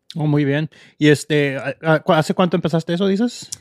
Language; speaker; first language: Spanish; early bilingual, heritage; Spanish